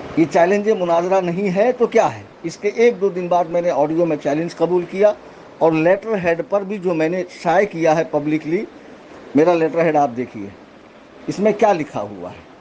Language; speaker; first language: Urdu; native; Urdu